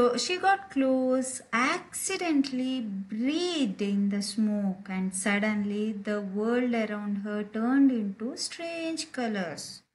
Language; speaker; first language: English; non-native, local second language; Kannada